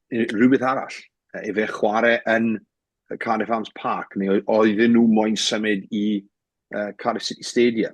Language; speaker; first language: Welsh; native; Welsh